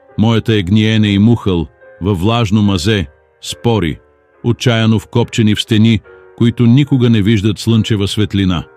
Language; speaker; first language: Bulgarian; non-native, learner; English